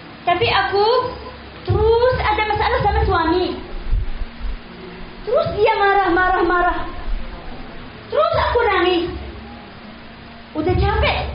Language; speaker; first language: Indonesian; non-native, learner; Arabic